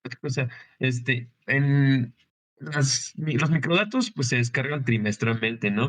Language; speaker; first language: Spanish; native; Spanish